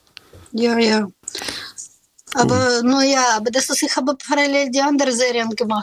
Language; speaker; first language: German; non-native, learner; Russian